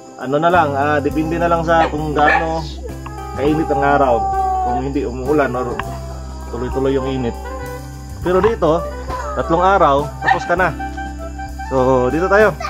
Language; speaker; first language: Filipino; non-native, local second language; Cebuano